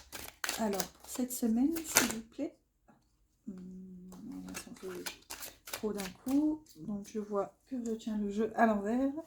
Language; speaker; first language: French; native; French